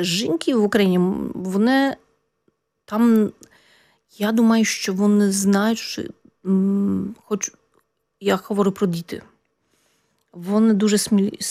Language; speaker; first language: Ukrainian; non-native, fluent; Polish